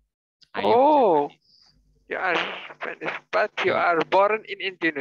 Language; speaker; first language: English; non-native, learner; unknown